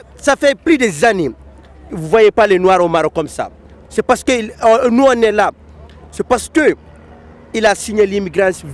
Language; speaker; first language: French; non-native, local second language; Fula